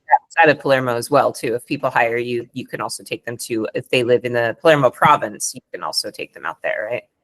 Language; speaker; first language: English; non-native, fluent; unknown